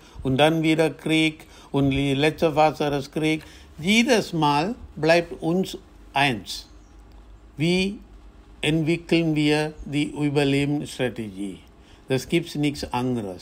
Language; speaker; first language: German; non-native, fluent; Tamil